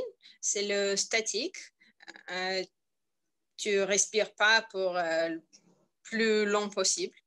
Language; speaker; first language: French; non-native, learner; Russian